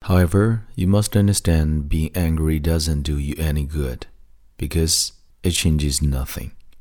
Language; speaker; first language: English; non-native, fluent; Chinese